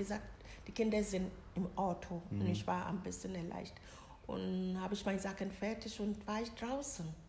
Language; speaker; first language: German; non-native, learner; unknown